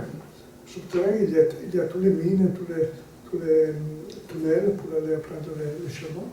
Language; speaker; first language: French; non-native, learner; Italian